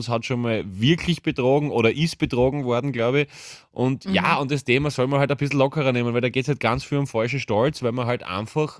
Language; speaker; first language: German; native; German